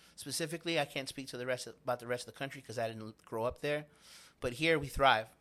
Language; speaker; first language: English; native; English